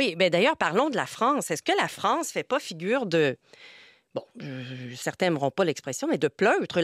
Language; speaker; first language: French; native; French